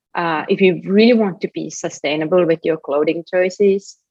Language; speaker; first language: English; non-native, fluent; Finnish